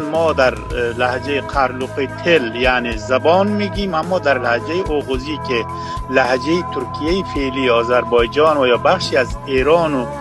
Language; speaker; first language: Persian; non-native, local second language; Uzbek